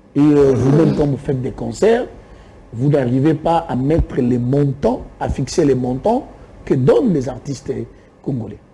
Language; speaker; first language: French; non-native, local second language; Lingala